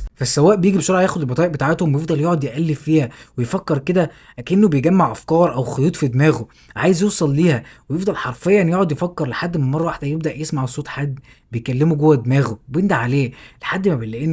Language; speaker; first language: Arabic; native; Arabic